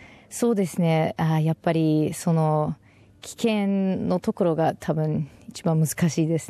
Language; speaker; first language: Japanese; non-native, fluent; English